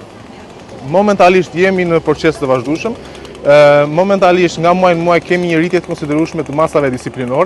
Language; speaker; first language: Albanian; native; Albanian